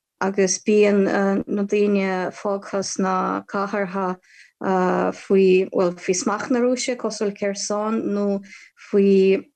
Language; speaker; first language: Irish; non-native, fluent; Ukrainian